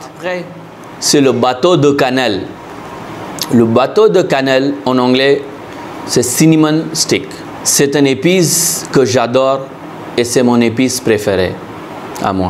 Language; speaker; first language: French; non-native, fluent; Hindi